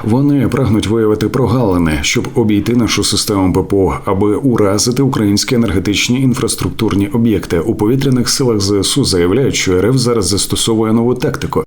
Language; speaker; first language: Ukrainian; native; Ukrainian